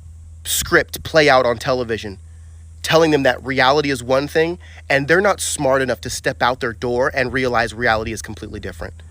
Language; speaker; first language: English; native; English